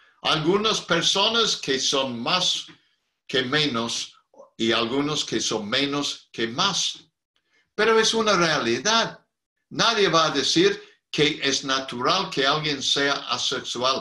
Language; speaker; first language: Spanish; non-native, fluent; English